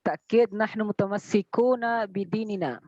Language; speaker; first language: Arabic; non-native, learner; Indonesian